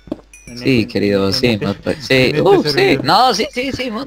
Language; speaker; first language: Spanish; native; Spanish